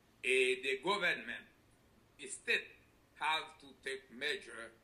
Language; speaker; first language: English; non-native, learner; Haitian Creole